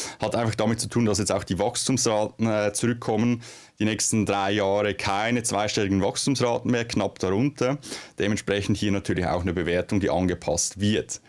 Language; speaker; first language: German; native; German